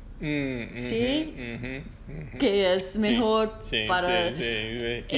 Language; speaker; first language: Spanish; non-native, learner; English